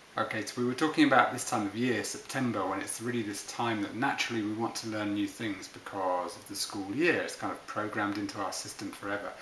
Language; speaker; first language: English; native; English